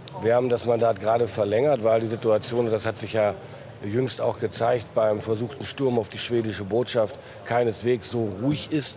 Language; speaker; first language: German; native; German